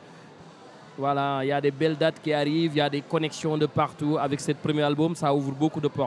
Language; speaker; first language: French; non-native, local second language; Wolof